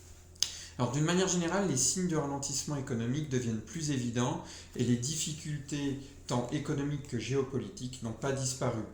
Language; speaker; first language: French; native; French